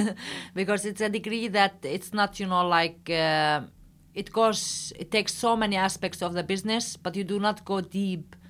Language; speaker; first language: English; non-native, fluent; Arabic